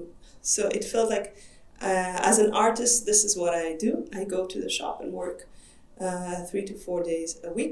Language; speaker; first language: English; non-native, fluent; Hebrew